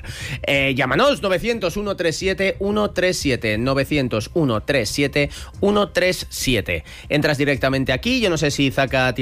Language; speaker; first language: Spanish; native; Spanish